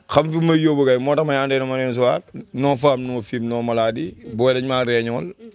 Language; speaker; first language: Wolof; non-native, local second language; Fula